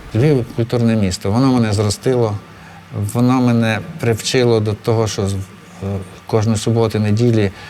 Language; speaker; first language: Ukrainian; native; Ukrainian